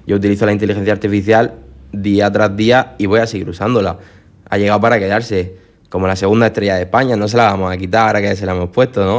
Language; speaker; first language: Spanish; native; Spanish